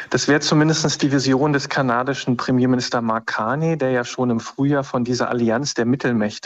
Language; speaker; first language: German; native; German